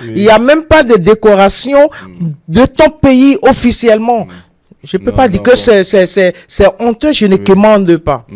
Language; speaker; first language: French; non-native, local second language; Yoruba